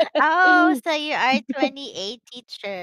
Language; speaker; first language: English; non-native, learner; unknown